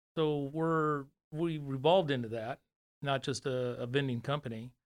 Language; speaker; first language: English; native; English